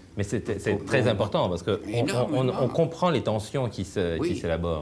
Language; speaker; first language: French; native; French